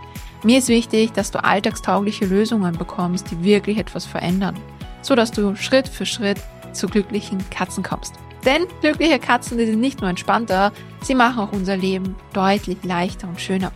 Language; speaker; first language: German; native; German